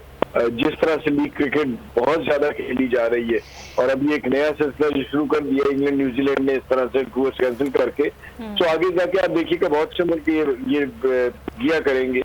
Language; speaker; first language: Urdu; non-native, local second language; Punjabi